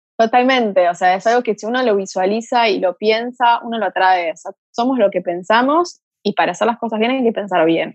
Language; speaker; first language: Spanish; early bilingual, other home language; Portuguese